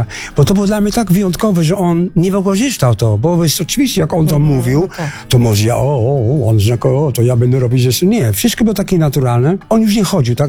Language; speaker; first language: Polish; non-native, fluent; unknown